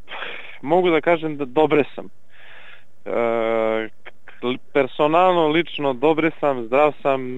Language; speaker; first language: Bulgarian; non-native, learner; Serbian